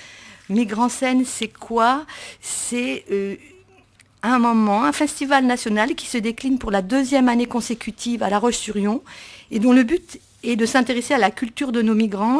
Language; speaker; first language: French; native; French